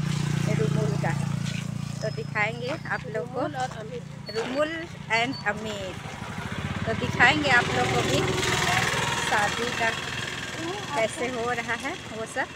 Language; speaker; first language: Hindi; non-native, local second language; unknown